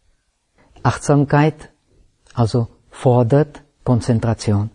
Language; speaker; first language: German; non-native, fluent; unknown